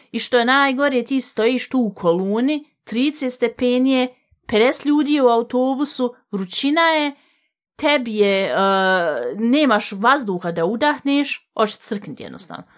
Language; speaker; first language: Bosnian; native; Bosnian